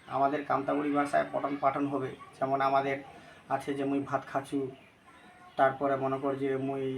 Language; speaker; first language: Bangla; non-native, local second language; Rangpuri